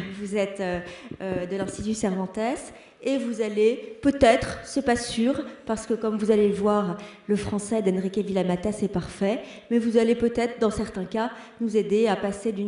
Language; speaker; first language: French; native; French